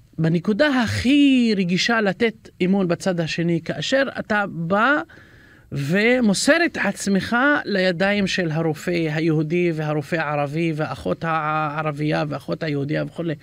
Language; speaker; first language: Hebrew; non-native, local second language; Arabic